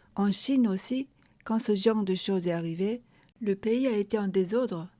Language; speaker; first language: French; non-native, fluent; Japanese